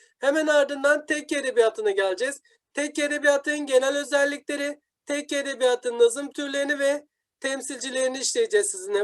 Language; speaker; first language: Turkish; native; Turkish